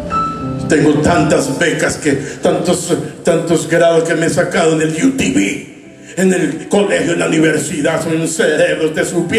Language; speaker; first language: Spanish; native; Spanish